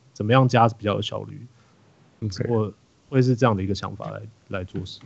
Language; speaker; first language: Chinese; native; Chinese